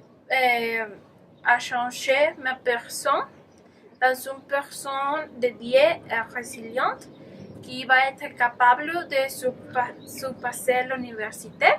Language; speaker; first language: French; non-native, learner; Spanish